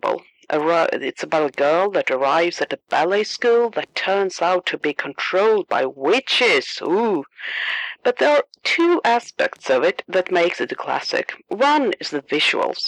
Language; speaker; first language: English; non-native, fluent; Swedish